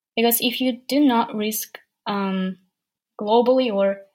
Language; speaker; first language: English; non-native, fluent; Ukrainian